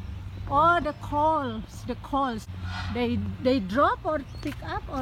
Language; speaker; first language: English; non-native, learner; Indonesian